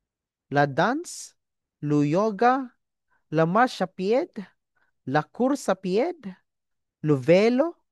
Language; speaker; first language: French; non-native, learner; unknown